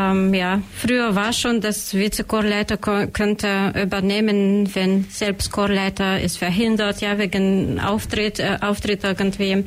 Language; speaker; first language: German; non-native, learner; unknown